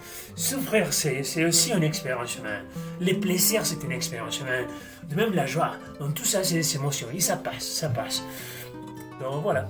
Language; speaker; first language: French; non-native, fluent; Spanish